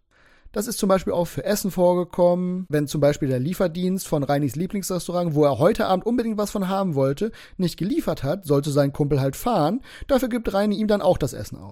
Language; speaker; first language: German; native; German